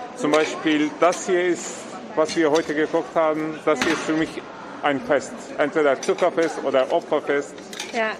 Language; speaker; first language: German; non-native, fluent; Turkish